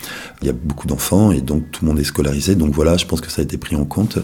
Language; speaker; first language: French; native; French